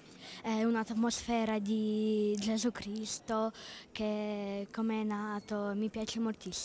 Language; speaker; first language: Italian; non-native, learner; Ukrainian